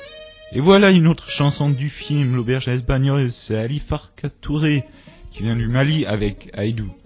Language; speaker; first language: French; native; French